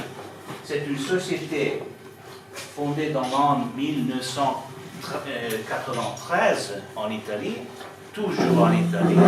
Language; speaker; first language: French; non-native, fluent; Italian